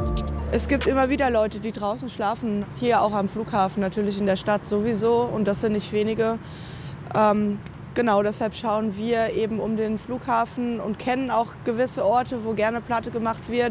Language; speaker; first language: German; native; German